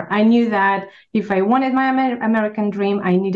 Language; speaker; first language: English; non-native, fluent; Russian